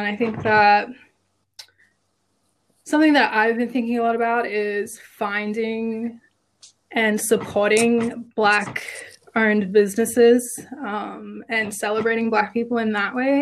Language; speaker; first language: English; native; English